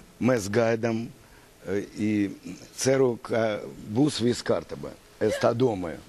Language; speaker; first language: Latvian; non-native, local second language; Russian